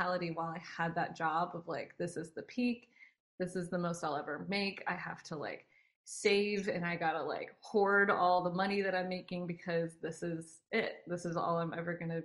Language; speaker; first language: English; native; English